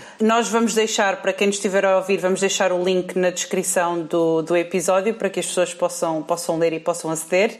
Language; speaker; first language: Portuguese; native; Portuguese